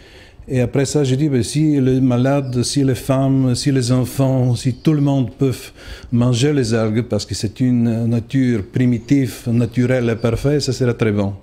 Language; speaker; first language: French; non-native, learner; Bulgarian